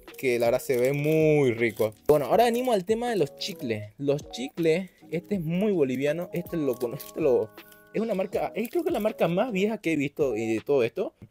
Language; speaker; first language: Spanish; native; Spanish